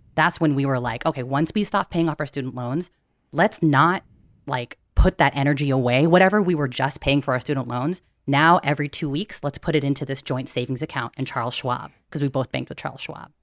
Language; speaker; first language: English; early bilingual, other home language; Filipino